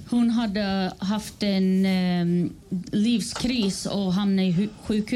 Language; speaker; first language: Swedish; non-native, fluent; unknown